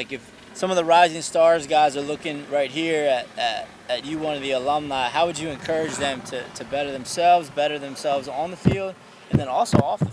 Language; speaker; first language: English; native; English